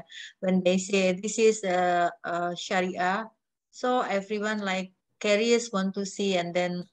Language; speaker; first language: English; non-native, learner; Indonesian